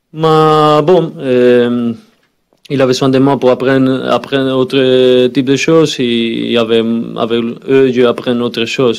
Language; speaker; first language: French; non-native, learner; Spanish